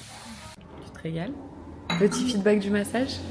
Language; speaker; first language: French; native; French